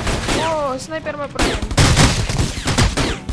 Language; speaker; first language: English; non-native, learner; Filipino